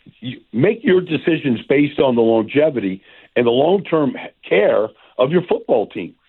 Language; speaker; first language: English; native; English